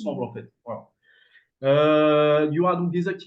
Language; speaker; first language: French; native; French